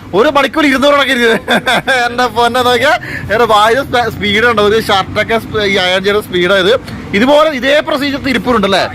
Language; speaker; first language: Malayalam; native; Malayalam